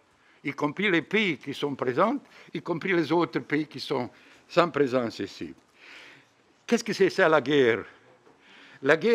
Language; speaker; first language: French; non-native, fluent; Bosnian